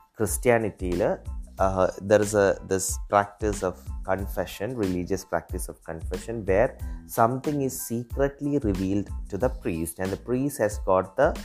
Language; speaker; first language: English; non-native, local second language; Malayalam